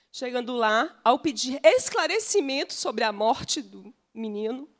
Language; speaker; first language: Portuguese; native; Portuguese